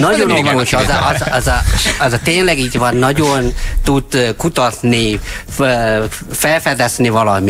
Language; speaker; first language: Hungarian; non-native, learner; Chinese